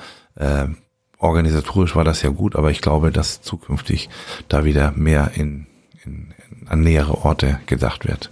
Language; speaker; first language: German; native; German